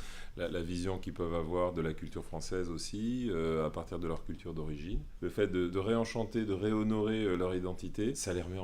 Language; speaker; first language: French; native; French